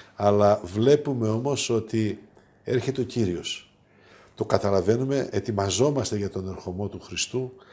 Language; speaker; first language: Greek; native; Greek